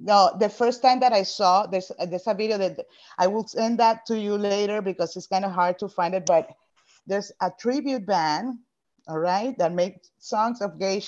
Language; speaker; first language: English; non-native, fluent; Spanish